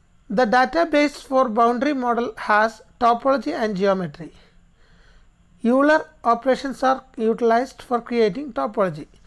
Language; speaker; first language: English; non-native, local second language; Malayalam